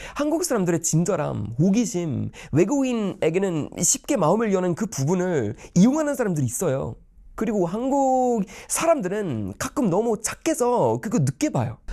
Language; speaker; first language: Korean; non-native, fluent; Swedish